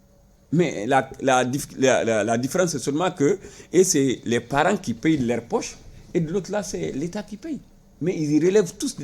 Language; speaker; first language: French; non-native, local second language; Bambara